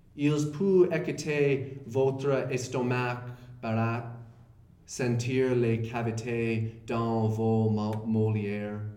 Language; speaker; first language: French; non-native, learner; English